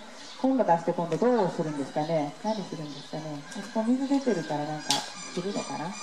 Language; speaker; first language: Japanese; native; Japanese